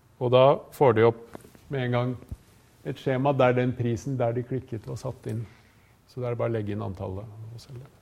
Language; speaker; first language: Norwegian; native; Norwegian